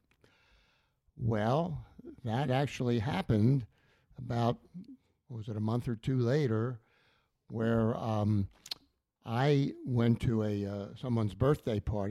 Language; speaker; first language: English; native; English